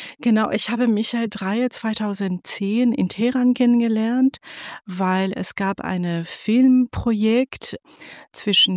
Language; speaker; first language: German; non-native, fluent; Persian